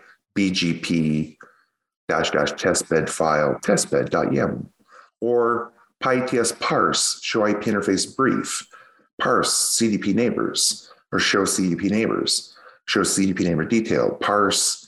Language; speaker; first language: English; native; English